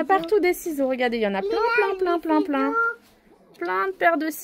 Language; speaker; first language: French; native; French